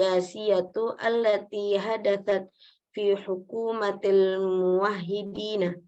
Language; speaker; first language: Arabic; non-native, learner; Indonesian